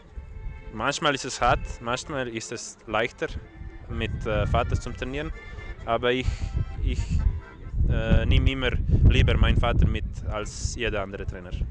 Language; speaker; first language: German; non-native, fluent; Croatian